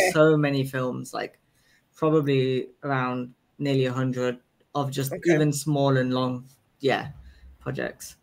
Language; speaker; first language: English; native; English